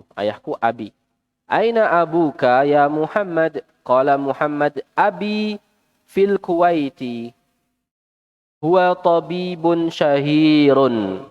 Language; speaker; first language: Arabic; non-native, fluent; Indonesian